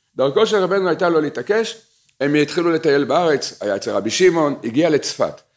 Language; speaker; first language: Hebrew; native; Hebrew